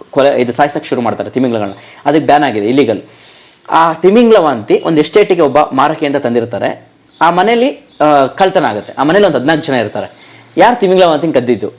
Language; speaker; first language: Kannada; native; Kannada